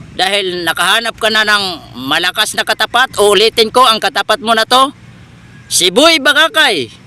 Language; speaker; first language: Filipino; native; Filipino